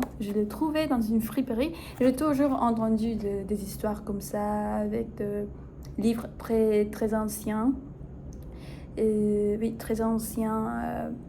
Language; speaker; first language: French; non-native, fluent; Spanish